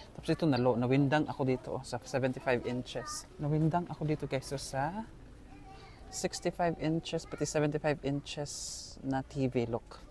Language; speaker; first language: Filipino; native; Filipino